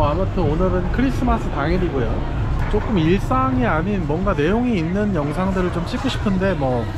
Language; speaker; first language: Korean; native; Korean